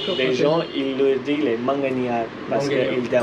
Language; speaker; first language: French; non-native, fluent; Hindi